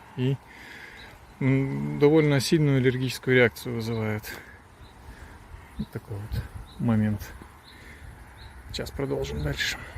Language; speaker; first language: Russian; native; Russian